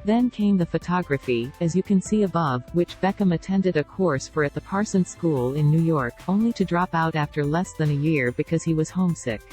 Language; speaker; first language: English; native; English